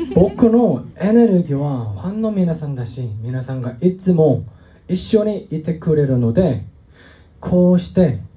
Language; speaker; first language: Japanese; non-native, learner; Korean